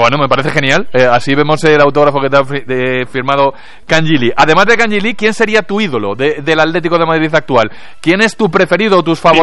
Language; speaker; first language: Spanish; native; Spanish